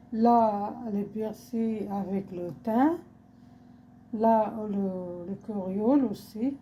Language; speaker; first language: French; non-native, learner; Arabic